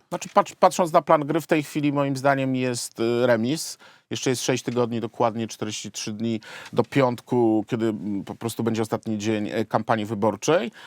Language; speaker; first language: Polish; native; Polish